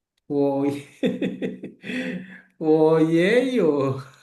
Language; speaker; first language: Chinese; non-native, learner; Indonesian